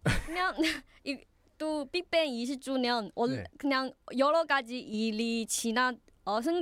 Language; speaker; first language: Korean; non-native, learner; Chinese